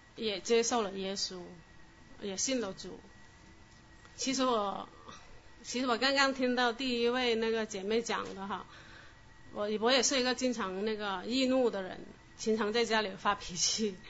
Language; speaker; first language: Chinese; non-native, local second language; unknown